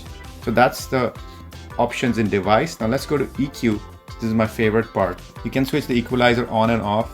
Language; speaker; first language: English; non-native, fluent; Dutch